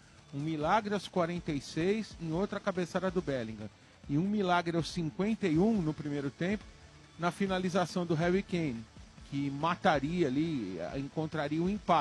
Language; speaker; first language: Portuguese; native; Portuguese